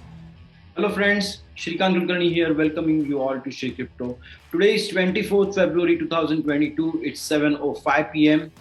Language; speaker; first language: English; non-native, local second language; Marathi